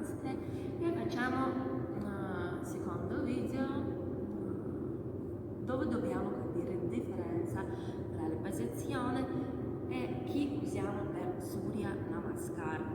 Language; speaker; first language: Italian; non-native, learner; Russian